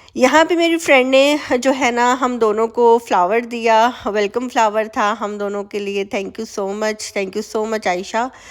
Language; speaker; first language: Urdu; native; Urdu